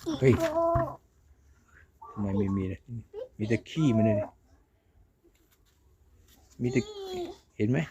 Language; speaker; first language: Thai; native; Thai